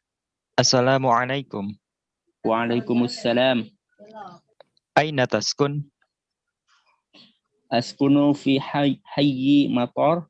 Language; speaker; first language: Arabic; non-native, learner; Indonesian